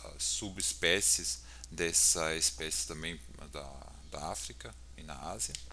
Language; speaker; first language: Portuguese; non-native, fluent; German